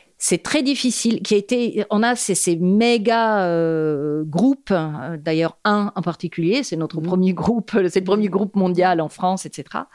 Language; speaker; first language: French; non-native, fluent; Italian